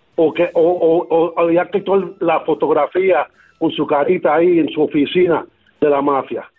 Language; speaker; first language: Spanish; early bilingual, other home language; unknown